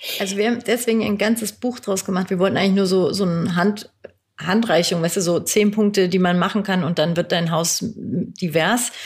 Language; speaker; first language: German; early bilingual, other home language; Turkish